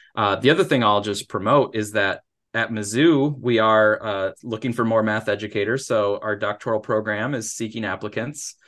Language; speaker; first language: English; native; English